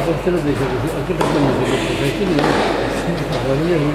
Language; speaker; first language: Spanish; native; Spanish